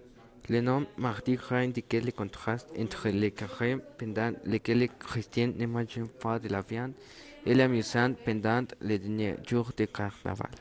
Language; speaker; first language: French; non-native, learner; Spanish